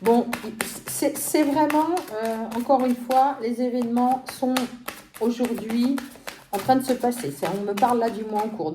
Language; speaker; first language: French; native; French